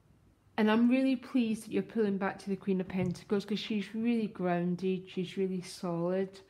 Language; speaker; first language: English; native; English